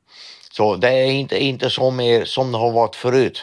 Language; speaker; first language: Swedish; non-native, fluent; Dutch